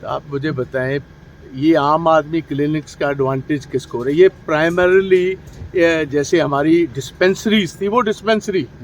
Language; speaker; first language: Hindi; non-native, local second language; Punjabi